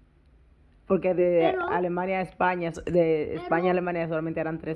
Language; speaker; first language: Spanish; native; Spanish